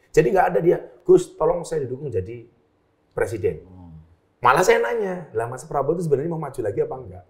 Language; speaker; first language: Indonesian; native; Indonesian